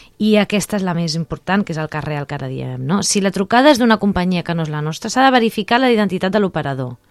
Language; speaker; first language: Catalan; native; Catalan